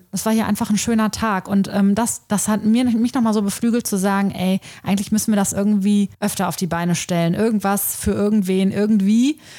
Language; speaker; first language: German; native; German